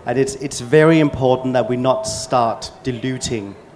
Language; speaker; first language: English; non-native, fluent; Danish